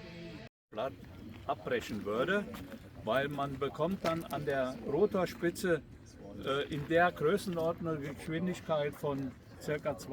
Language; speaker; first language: German; native; German